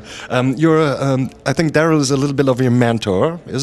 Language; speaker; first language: English; non-native, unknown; German